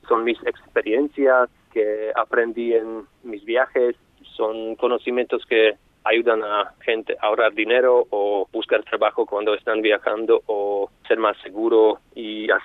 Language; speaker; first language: Spanish; non-native, fluent; Slovak